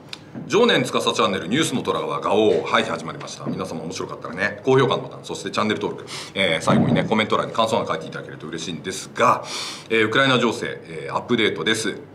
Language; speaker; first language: Japanese; native; Japanese